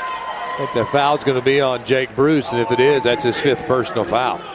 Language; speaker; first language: English; native; English